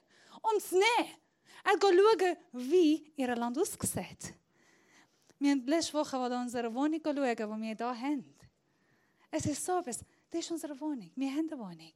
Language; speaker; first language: German; non-native, fluent; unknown